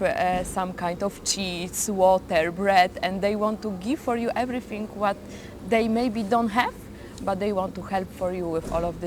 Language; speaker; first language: English; non-native, learner; Polish